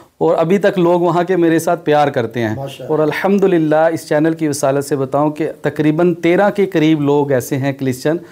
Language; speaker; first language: Urdu; native; Urdu